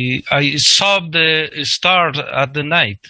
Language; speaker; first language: English; non-native, learner; Spanish